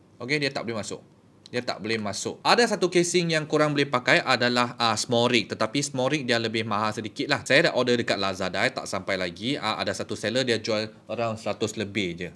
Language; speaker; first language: Malay; native; Malay